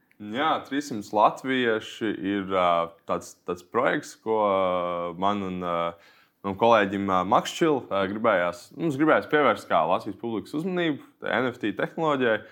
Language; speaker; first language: Latvian; native; Latvian